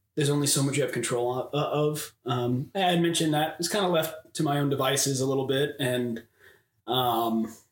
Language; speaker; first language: English; native; English